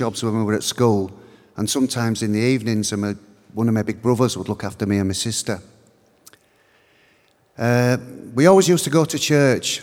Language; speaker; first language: English; native; English